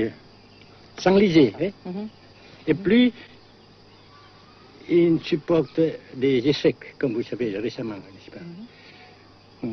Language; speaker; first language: French; non-native, fluent; Vietnamese